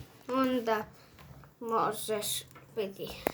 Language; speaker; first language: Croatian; early bilingual, heritage; Croatian